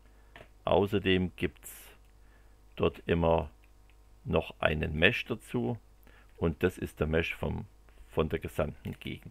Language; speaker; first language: German; native; German